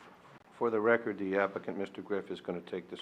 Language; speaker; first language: English; native; English